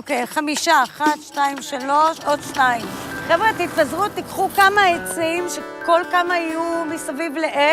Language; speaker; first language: Hebrew; native; Hebrew